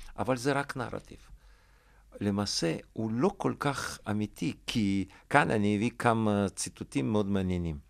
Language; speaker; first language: Hebrew; non-native, fluent; Russian